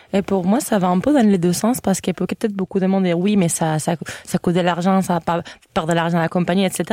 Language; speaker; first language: French; non-native, fluent; Spanish